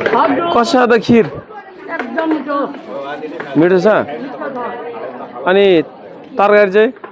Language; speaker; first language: Nepali; non-native, local second language; Eastern Tamang